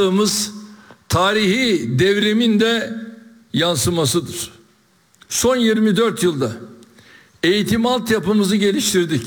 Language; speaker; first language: Turkish; native; Turkish